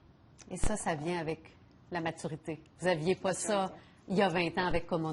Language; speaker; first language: French; native; French